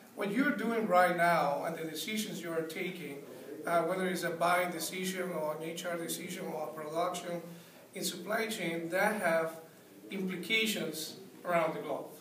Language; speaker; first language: English; non-native, fluent; Spanish